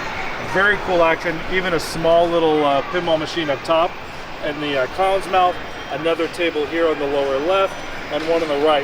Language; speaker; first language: English; native; English